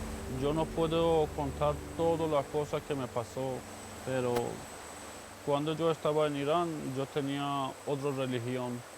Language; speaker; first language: Spanish; non-native, learner; Persian